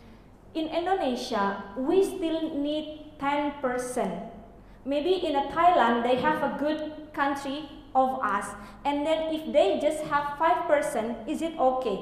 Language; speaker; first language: English; non-native, learner; Indonesian